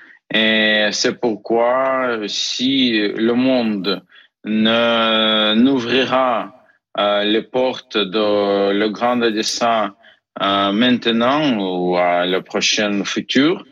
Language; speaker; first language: French; non-native, learner; Ukrainian